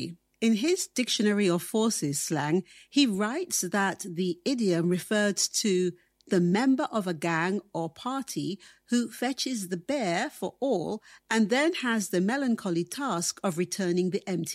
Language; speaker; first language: English; native; English